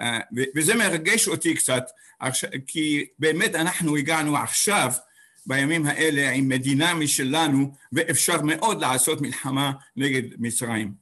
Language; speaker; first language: Hebrew; non-native, fluent; English